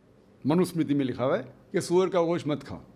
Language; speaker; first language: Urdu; non-native, fluent; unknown